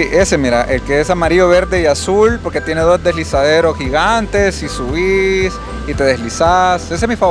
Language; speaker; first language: Spanish; native; Spanish